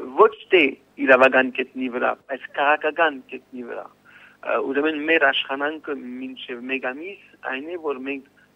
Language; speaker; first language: Armenian; early bilingual, heritage; Armenian